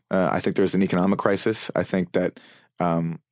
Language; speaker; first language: English; native; English